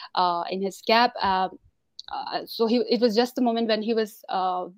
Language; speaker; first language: English; non-native, local second language; Tibetan